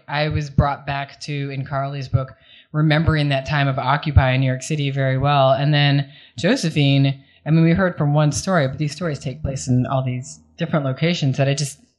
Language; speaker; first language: English; native; English